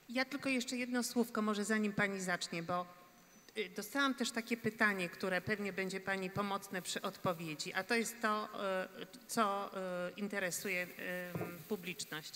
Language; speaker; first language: Polish; native; Polish